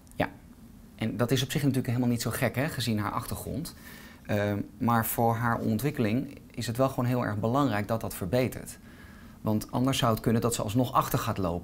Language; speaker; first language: Dutch; native; Dutch